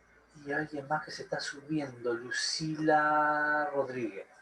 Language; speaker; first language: Spanish; native; Spanish